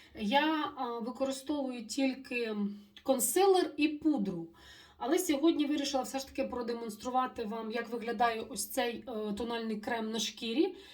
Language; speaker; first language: Ukrainian; non-native, local second language; Russian